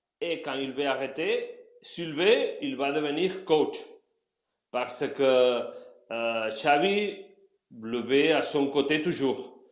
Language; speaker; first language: French; non-native, learner; Spanish